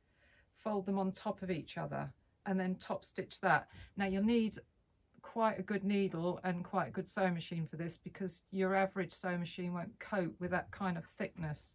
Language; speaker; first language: English; native; English